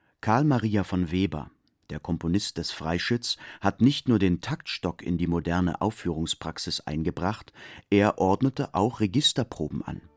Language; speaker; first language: German; native; German